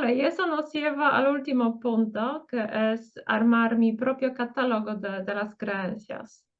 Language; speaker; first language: Spanish; non-native, fluent; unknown